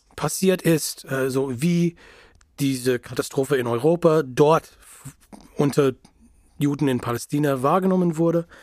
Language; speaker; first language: German; non-native, fluent; English